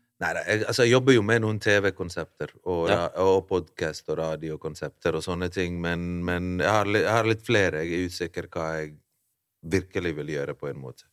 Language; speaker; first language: Norwegian; early bilingual, other home language; Bosnian